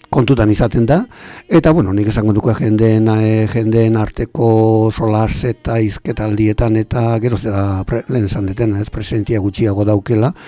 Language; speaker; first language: Basque; native; Basque